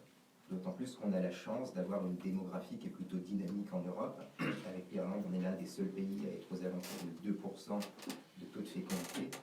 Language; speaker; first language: French; native; French